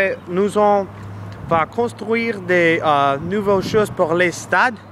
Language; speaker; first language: French; non-native, learner; English